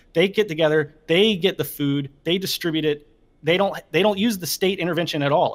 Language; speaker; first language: English; native; English